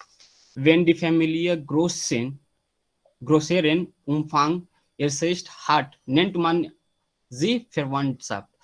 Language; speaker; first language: German; non-native, learner; Hindi